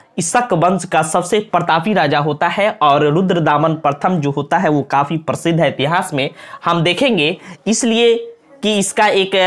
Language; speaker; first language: Hindi; native; Hindi